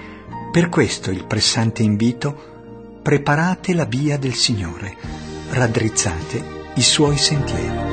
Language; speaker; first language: Italian; native; Italian